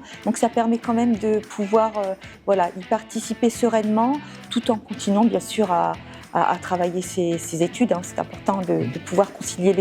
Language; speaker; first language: French; native; French